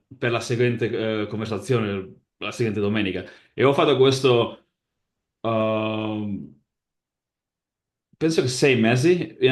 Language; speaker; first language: Italian; non-native, learner; Spanish